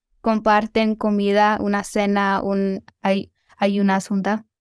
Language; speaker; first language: Spanish; early bilingual, heritage; Spanish